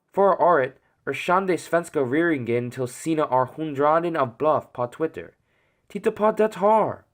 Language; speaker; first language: Swedish; non-native, learner; English